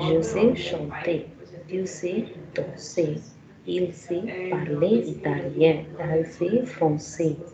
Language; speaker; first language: French; non-native, learner; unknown